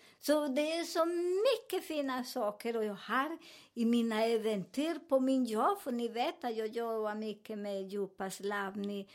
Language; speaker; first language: Swedish; non-native, learner; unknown